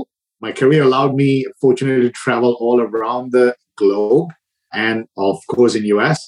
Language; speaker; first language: English; non-native, local second language; Sinhala